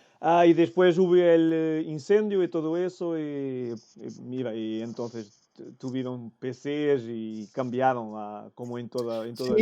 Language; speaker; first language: Spanish; non-native, fluent; Portuguese